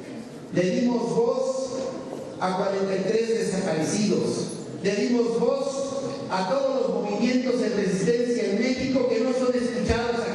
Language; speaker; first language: Spanish; native; Spanish